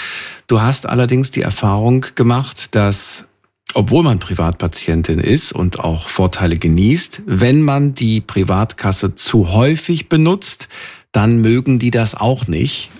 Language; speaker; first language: German; native; German